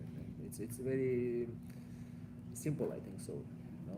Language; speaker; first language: English; non-native, learner; Russian